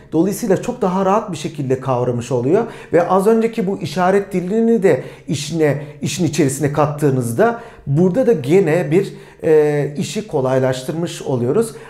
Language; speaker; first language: Turkish; native; Turkish